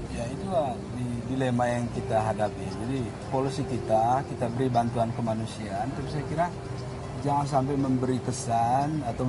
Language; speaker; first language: Indonesian; native; Indonesian